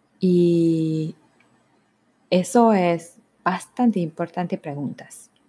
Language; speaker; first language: Spanish; non-native, learner; Hungarian